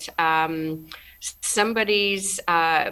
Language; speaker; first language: English; native; English